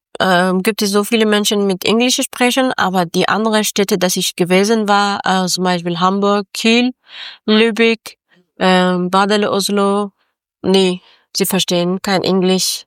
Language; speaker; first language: German; non-native, learner; Persian